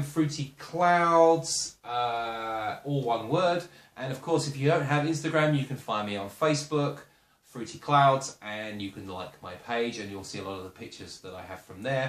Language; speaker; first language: English; native; English